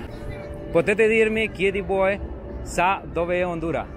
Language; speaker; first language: Italian; non-native, learner; Spanish